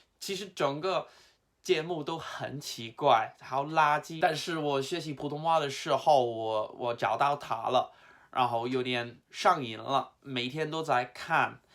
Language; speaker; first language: Chinese; non-native, fluent; English